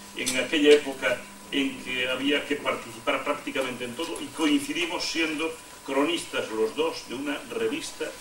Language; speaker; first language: Spanish; non-native, local second language; Galician